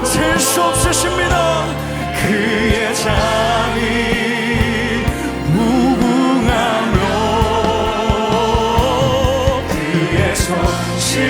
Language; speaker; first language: Korean; native; Korean